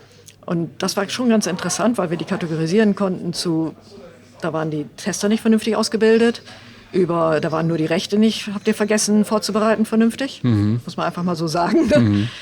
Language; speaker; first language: German; native; German